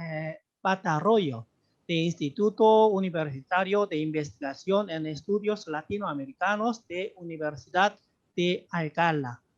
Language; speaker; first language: Spanish; non-native, fluent; Korean